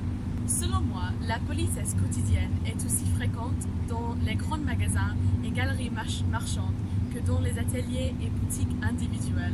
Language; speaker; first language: French; non-native, fluent; English